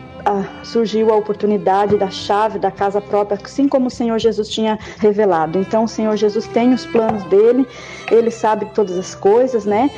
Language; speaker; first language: Portuguese; native; Portuguese